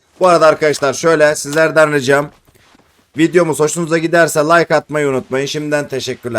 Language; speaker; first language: Turkish; native; Turkish